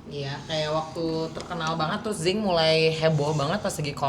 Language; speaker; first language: Indonesian; native; Indonesian